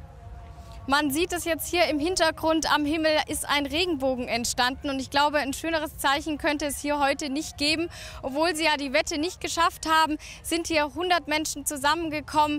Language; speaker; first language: German; native; German